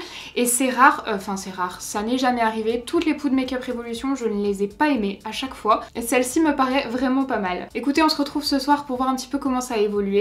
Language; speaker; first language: French; native; French